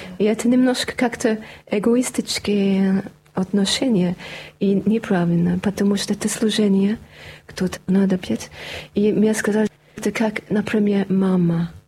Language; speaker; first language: Russian; non-native, fluent; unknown